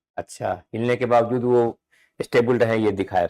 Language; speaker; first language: Hindi; native; Hindi